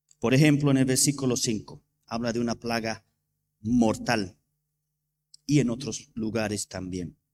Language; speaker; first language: Spanish; non-native, fluent; English